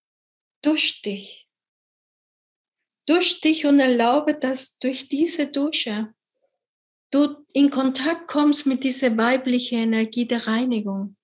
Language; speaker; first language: German; non-native, fluent; Spanish